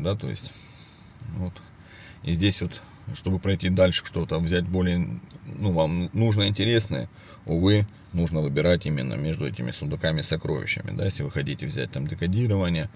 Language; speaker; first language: Russian; native; Russian